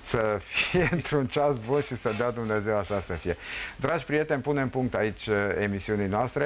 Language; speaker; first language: Romanian; native; Romanian